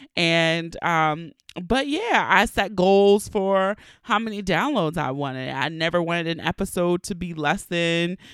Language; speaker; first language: English; native; English